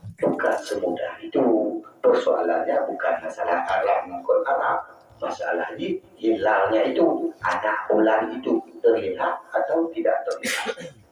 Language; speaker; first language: Malay; non-native, local second language; Achinese